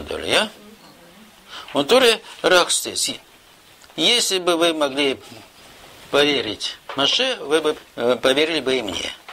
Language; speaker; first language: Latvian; non-native, local second language; Russian